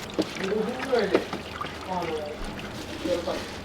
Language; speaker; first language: Japanese; native; Japanese